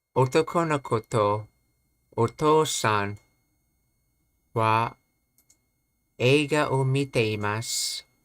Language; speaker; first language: Japanese; non-native, learner; English